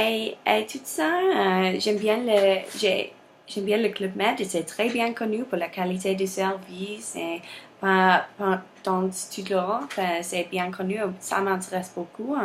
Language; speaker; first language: French; non-native, learner; English